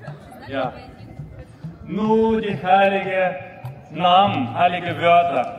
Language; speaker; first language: German; non-native, fluent; Russian